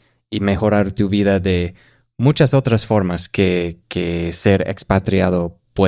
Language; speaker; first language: Spanish; non-native, fluent; English